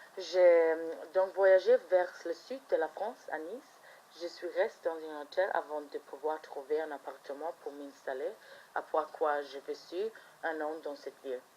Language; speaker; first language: French; non-native, fluent; German